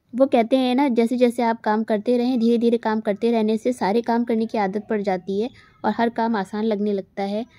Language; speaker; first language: Hindi; native; Hindi